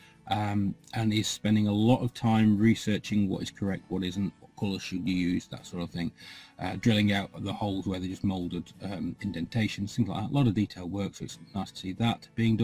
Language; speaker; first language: English; native; English